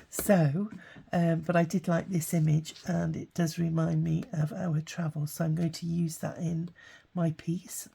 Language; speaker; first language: English; native; English